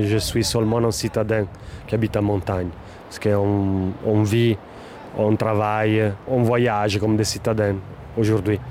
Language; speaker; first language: French; non-native, fluent; Italian